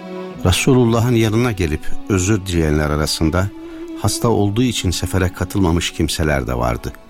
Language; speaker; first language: Turkish; native; Turkish